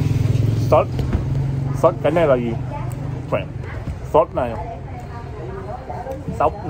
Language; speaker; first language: Vietnamese; non-native, learner; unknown